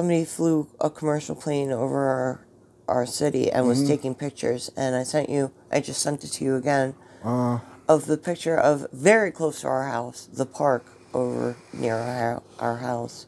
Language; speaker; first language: English; native; English